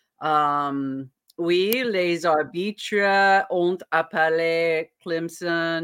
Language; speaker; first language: French; non-native, learner; English